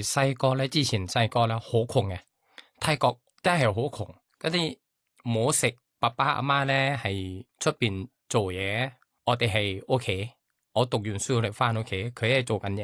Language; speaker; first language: Cantonese; non-native, learner; Thai